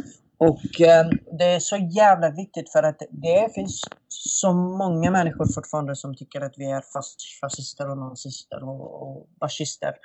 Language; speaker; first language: Swedish; non-native, fluent; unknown